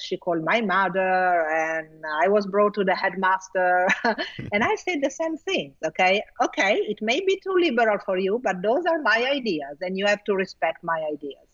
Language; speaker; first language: English; non-native, fluent; Italian